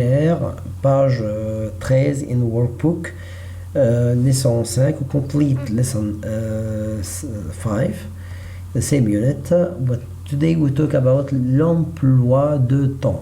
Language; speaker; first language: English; non-native, learner; Arabic